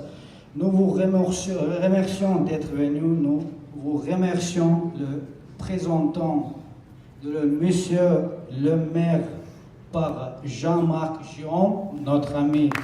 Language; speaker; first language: French; non-native, learner; Chechen